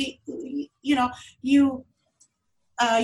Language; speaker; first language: English; non-native, local second language; Filipino